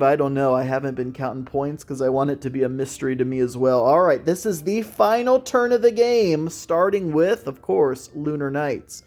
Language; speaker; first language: English; native; English